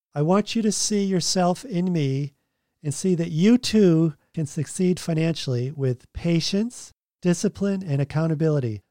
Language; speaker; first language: English; native; English